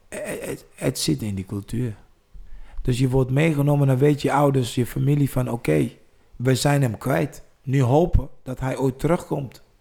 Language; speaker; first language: Dutch; non-native, fluent; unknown